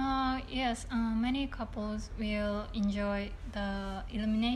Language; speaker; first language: English; non-native, learner; Japanese